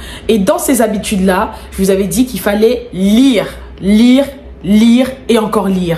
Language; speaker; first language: French; native; French